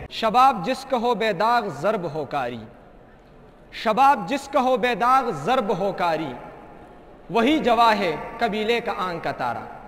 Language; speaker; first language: Urdu; non-native, local second language; Pashto